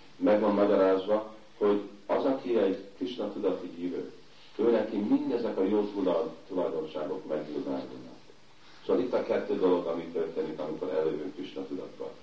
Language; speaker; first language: Hungarian; early bilingual, heritage; Hungarian